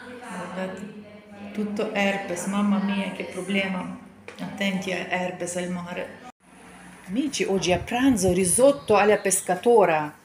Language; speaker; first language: Italian; non-native, fluent; Ukrainian